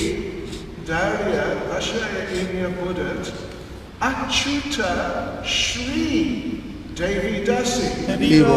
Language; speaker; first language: Russian; non-native, learner; English